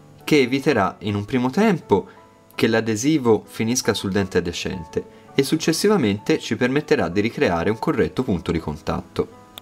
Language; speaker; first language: Italian; native; Italian